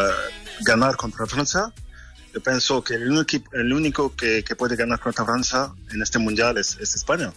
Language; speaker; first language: Spanish; non-native, fluent; French